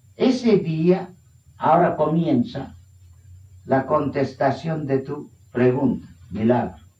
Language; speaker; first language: Spanish; non-native, fluent; Bangla